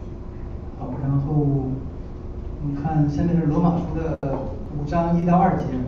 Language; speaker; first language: Chinese; native; Chinese